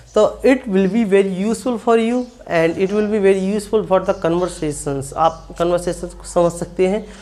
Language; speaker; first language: Hindi; non-native, local second language; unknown